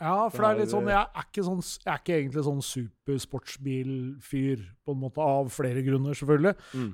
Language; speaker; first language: Norwegian; native; Norwegian